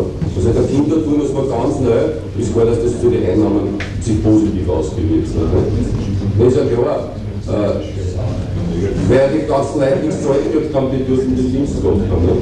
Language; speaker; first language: German; native; German